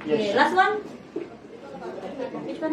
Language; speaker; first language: English; non-native, fluent; Indonesian